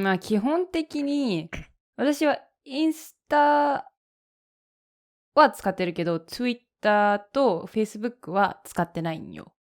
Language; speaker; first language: Japanese; native; Japanese